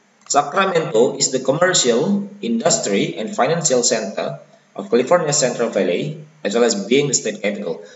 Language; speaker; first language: English; non-native, fluent; Indonesian